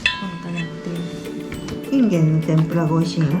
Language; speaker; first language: Japanese; native; Japanese